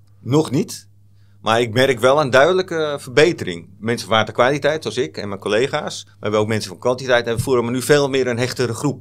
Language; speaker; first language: Dutch; native; Dutch